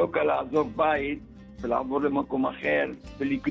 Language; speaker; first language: Hebrew; early bilingual, other home language; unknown